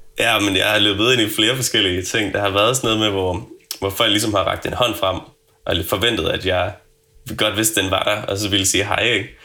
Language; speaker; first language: Danish; native; Danish